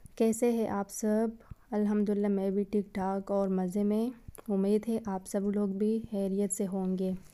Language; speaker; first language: Urdu; native; Urdu